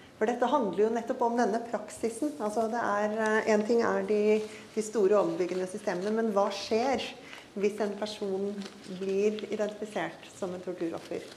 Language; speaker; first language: Norwegian; native; Norwegian